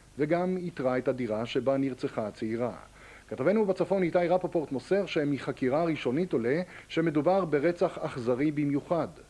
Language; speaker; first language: Hebrew; native; Hebrew